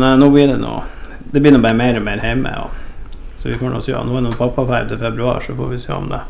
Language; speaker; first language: Norwegian; native; Norwegian